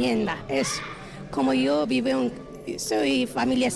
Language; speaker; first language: Spanish; non-native, learner; Arabic